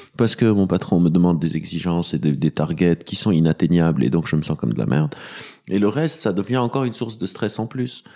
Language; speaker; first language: French; non-native, local second language; Arabic